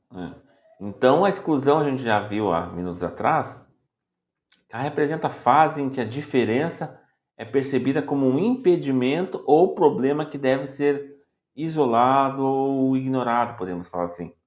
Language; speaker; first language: Portuguese; native; Portuguese